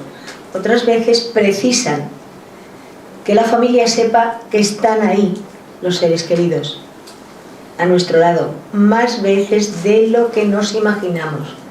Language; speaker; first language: Spanish; native; Spanish